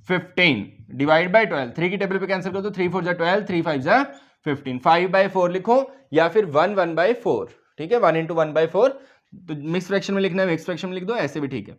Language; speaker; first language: Hindi; native; Hindi